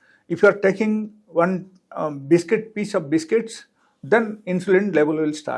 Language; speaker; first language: English; non-native, local second language; Telugu